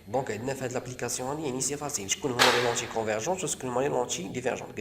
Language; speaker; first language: French; non-native, local second language; Arabic